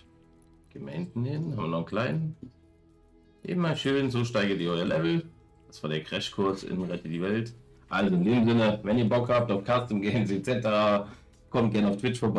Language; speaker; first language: German; native; German